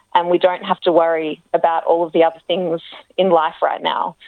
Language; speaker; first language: English; native; English